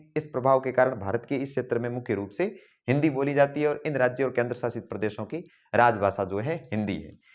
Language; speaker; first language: Hindi; native; Hindi